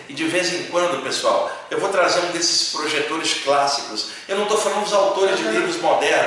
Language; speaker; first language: Portuguese; native; Portuguese